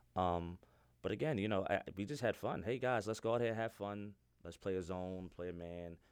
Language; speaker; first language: English; native; English